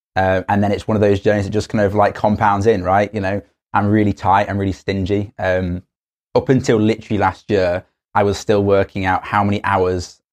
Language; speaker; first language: English; native; English